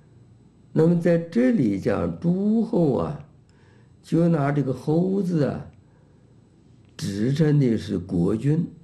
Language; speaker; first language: Chinese; native; Chinese